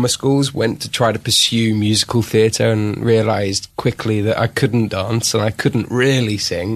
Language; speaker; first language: English; native; English